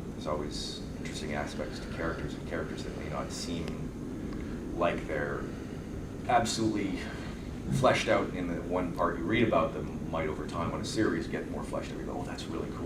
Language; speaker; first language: English; native; English